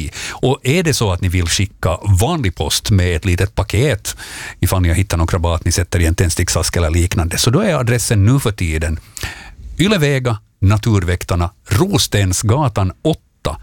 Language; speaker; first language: Swedish; native; Swedish